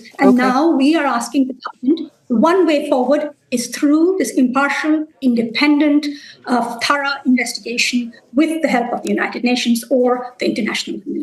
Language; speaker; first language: English; non-native, local second language; Bangla